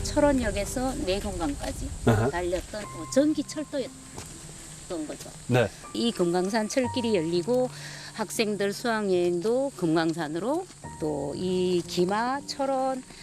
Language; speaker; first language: Korean; native; Korean